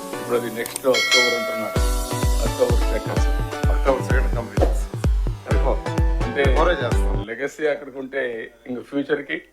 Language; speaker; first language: Telugu; native; Telugu